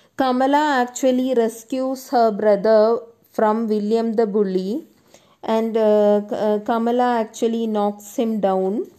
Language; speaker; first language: English; non-native, local second language; Malayalam